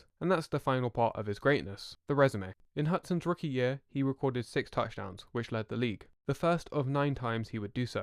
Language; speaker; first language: English; native; English